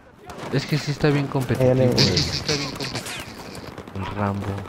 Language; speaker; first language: Spanish; native; Spanish